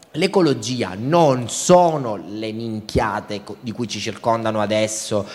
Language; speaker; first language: Italian; native; Italian